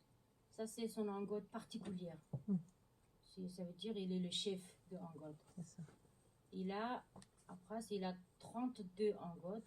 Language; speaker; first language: French; non-native, learner; Mongolian